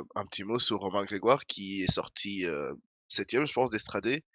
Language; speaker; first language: French; native; French